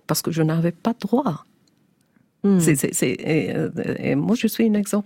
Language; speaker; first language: French; non-native, learner; Persian